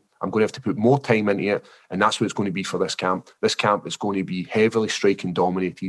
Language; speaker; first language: English; native; English